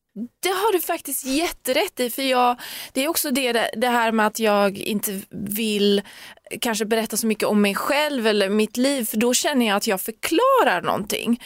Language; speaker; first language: Swedish; early bilingual, other home language; Persian